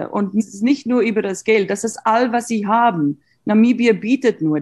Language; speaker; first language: German; non-native, fluent; Afrikaans